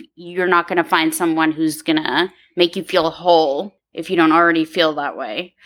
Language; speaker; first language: English; early bilingual, other home language; Ukrainian